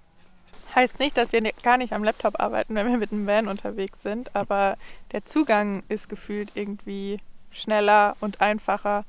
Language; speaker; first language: German; native; German